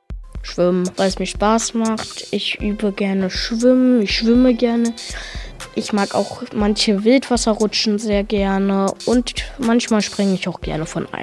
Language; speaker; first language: German; native; German